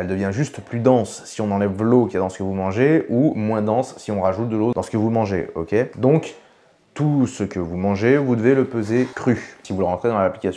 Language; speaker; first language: French; native; French